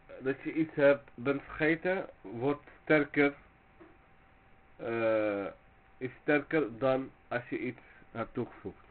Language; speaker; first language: Dutch; early bilingual, other home language; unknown